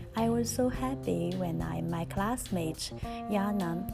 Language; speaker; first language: English; non-native, learner; Chinese